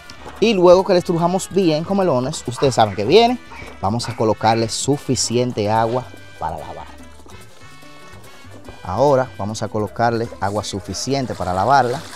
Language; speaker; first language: Spanish; native; Spanish